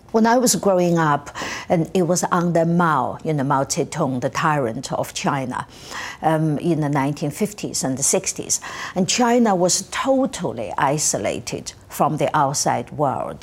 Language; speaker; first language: English; non-native, fluent; Chinese